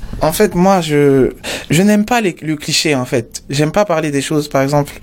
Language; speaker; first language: French; non-native, local second language; Mossi